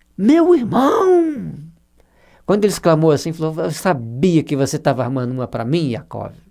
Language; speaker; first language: Portuguese; native; Portuguese